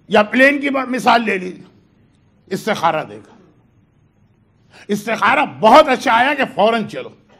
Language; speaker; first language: Hindi; native; Hindi